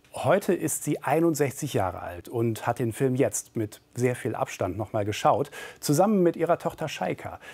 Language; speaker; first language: German; native; German